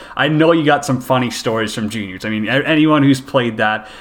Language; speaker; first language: English; native; English